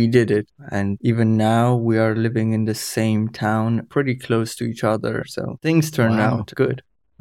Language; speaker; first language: English; non-native, fluent; Kurdish